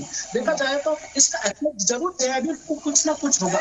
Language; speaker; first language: Hindi; non-native, local second language; Assamese